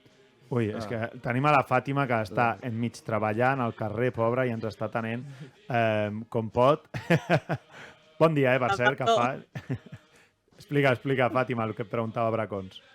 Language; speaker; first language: Catalan; native; Catalan